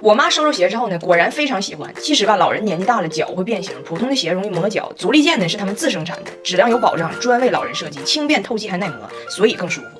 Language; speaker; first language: Chinese; native; Chinese